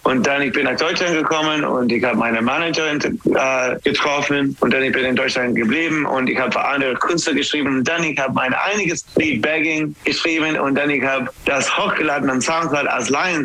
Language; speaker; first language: German; non-native, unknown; English